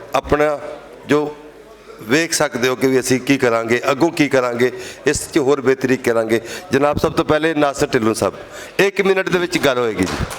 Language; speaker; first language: Punjabi; native; Punjabi